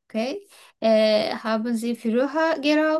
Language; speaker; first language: German; non-native, learner; Turkish